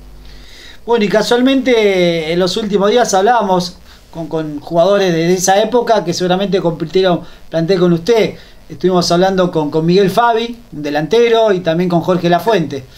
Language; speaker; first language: Spanish; native; Spanish